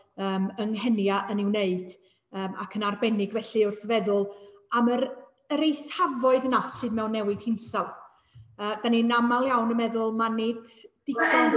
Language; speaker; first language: Welsh; native; Welsh